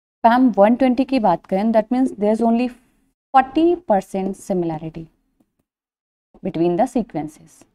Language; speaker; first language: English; non-native, local second language; Hindi